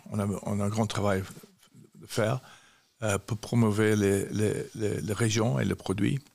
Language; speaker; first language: French; non-native, fluent; English